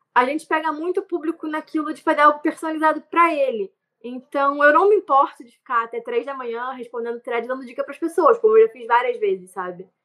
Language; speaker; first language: Portuguese; native; Portuguese